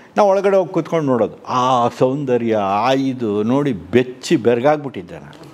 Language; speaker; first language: Kannada; native; Kannada